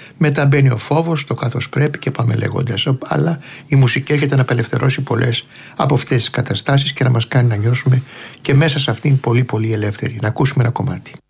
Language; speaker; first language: Greek; native; Greek